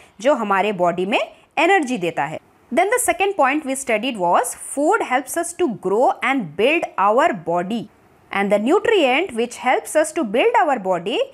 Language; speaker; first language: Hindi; non-native, local second language; Bangla